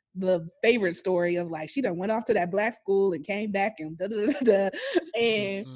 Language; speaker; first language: English; native; English